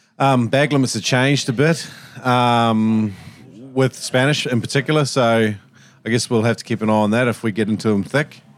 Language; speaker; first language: English; native; English